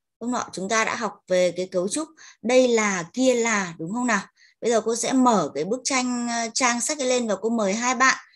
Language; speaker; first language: Vietnamese; native; Vietnamese